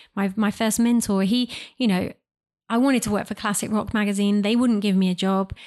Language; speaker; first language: English; native; English